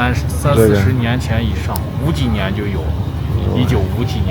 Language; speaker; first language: Chinese; native; Chinese